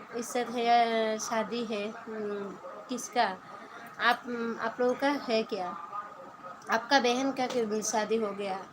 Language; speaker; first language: Hindi; non-native, local second language; Bangla